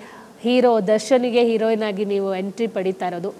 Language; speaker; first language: Kannada; native; Kannada